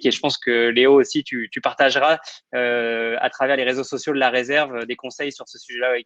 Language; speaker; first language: French; native; French